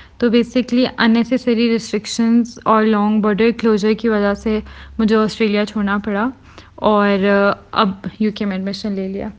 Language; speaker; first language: Urdu; native; Urdu